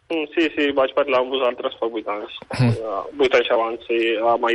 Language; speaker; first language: Catalan; non-native, fluent; Ukrainian